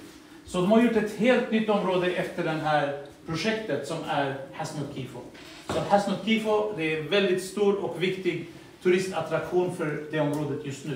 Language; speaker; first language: Swedish; early bilingual, other home language; Assyrian Neo-Aramaic